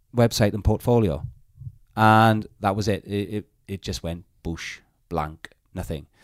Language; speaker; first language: English; native; English